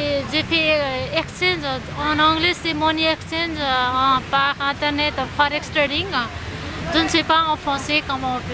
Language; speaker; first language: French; non-native, learner; Nepali